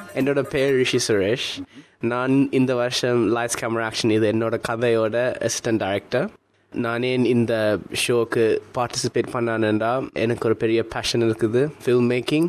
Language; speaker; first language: Tamil; early bilingual, other home language; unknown